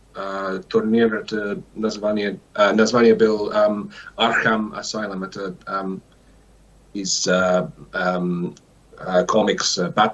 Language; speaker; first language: Russian; non-native, learner; English